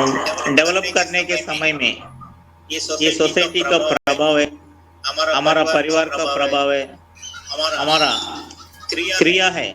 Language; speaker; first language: Hindi; non-native, local second language; Telugu